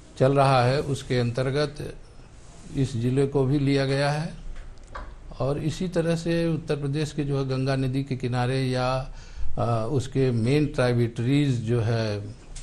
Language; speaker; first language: Hindi; native; Hindi